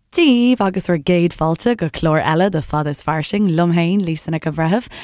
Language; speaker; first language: Irish; native; Irish